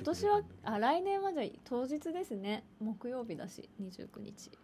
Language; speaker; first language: Japanese; native; Japanese